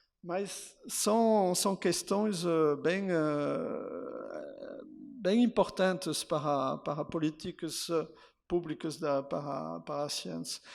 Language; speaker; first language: Portuguese; non-native, fluent; French